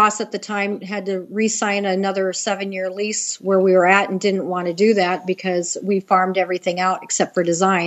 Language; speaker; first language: English; native; English